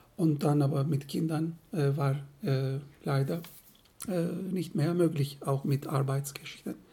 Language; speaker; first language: German; non-native, fluent; Turkish